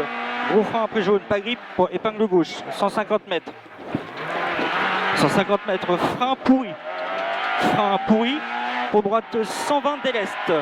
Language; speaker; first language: French; native; French